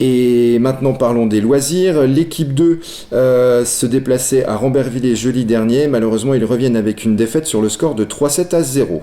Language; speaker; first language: French; native; French